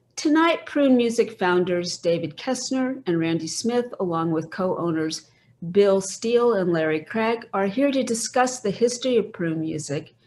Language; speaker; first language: English; native; English